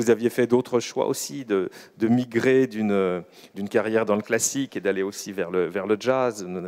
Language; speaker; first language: French; native; French